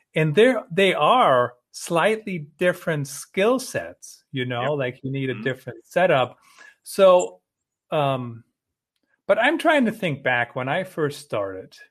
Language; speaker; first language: English; early bilingual, other home language; German